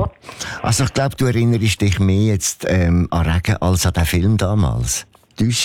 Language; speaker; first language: German; native; German